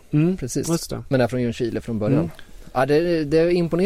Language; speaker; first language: Swedish; native; Swedish